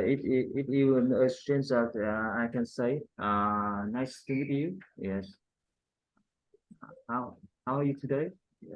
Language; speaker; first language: English; non-native, learner; Vietnamese